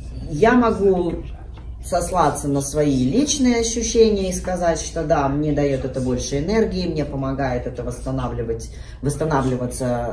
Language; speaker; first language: Russian; native; Russian